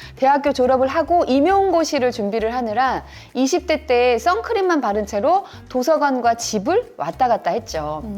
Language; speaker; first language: Korean; native; Korean